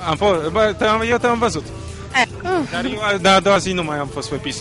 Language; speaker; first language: Romanian; non-native, fluent; Polish